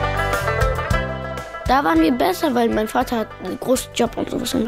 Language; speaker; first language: German; early bilingual, other home language; Pashto